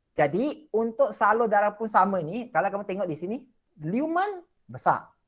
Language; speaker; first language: Malay; non-native, local second language; Chinese